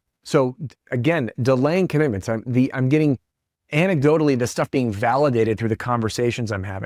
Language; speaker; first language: English; native; English